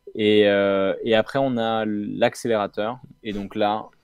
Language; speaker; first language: French; native; French